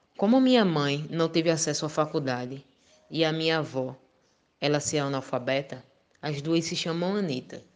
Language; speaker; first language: Portuguese; native; Portuguese